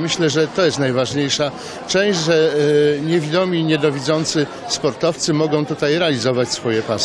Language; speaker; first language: Polish; native; Polish